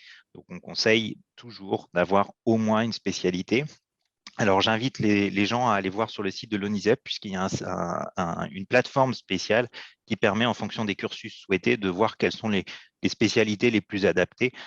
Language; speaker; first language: French; native; French